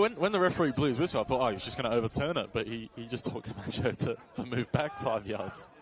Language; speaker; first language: English; native; English